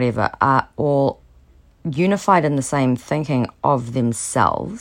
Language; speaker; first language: English; native; English